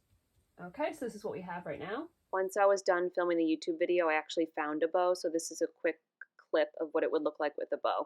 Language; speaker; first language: English; native; English